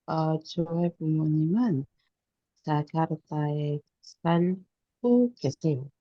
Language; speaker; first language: Korean; non-native, learner; Indonesian